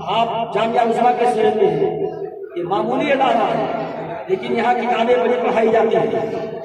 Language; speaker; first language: Urdu; native; Urdu